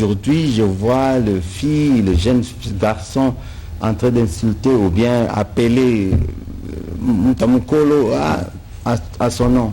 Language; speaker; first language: French; non-native, local second language; Lingala